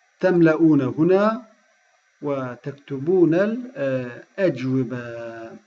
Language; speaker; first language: Arabic; non-native, fluent; Turkish